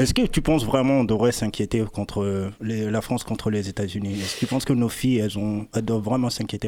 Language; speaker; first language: French; native; French